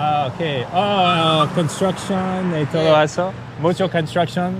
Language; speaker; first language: Spanish; non-native, learner; English